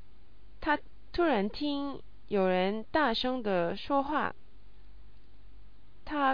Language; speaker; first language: Chinese; non-native, learner; English